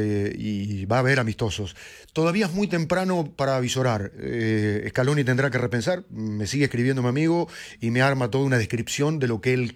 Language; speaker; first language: Spanish; native; Spanish